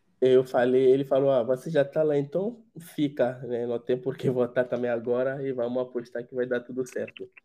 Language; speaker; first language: Portuguese; non-native, fluent; Ewe